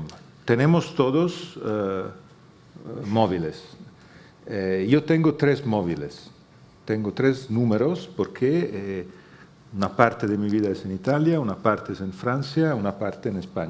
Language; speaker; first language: Spanish; non-native, fluent; Italian